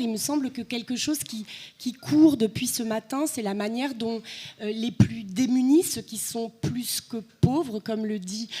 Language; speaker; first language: French; native; French